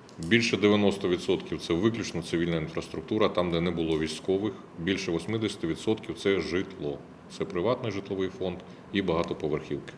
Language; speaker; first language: Ukrainian; native; Ukrainian